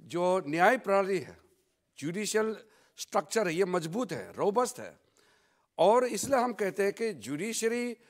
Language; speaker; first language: Hindi; non-native, local second language; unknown